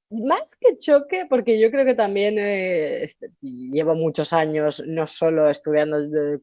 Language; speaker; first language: Spanish; native; Spanish